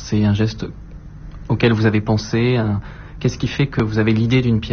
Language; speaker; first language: French; native; French